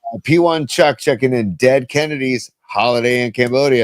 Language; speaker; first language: English; native; English